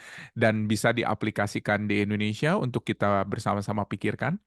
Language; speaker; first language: Indonesian; native; Indonesian